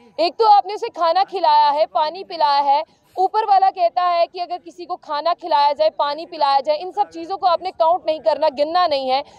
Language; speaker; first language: Hindi; native; Hindi